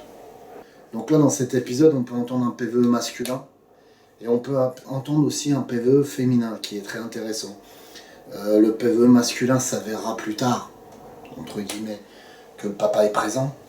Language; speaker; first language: French; native; French